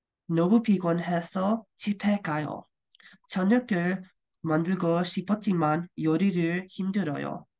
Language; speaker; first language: Korean; non-native, learner; English